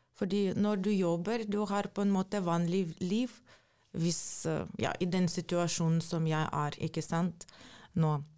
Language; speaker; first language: Norwegian; non-native, fluent; Ukrainian